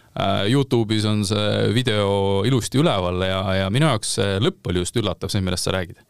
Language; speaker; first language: Estonian; native; Estonian